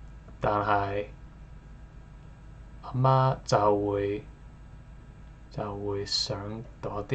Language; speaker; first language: Cantonese; non-native, learner; English